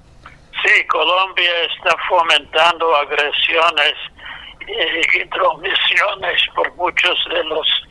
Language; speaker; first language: Spanish; non-native, fluent; English